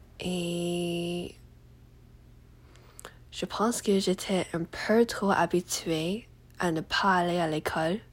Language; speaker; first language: French; non-native, learner; English